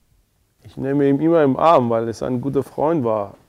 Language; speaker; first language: German; non-native, learner; Persian